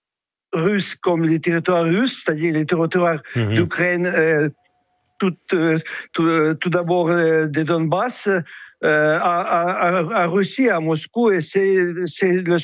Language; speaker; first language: French; non-native, fluent; Russian